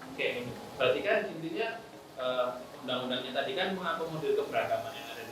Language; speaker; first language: Indonesian; native; Indonesian